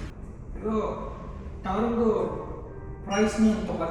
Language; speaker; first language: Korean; non-native, learner; Filipino